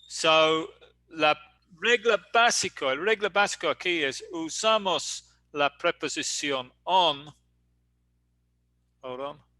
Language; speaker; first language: Spanish; non-native, learner; English